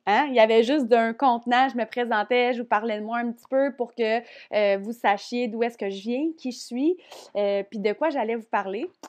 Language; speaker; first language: French; native; French